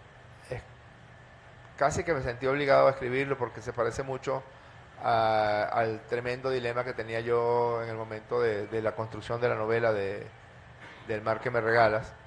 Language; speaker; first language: Spanish; native; Spanish